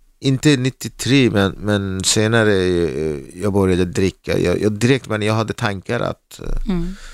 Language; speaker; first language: Swedish; non-native, learner; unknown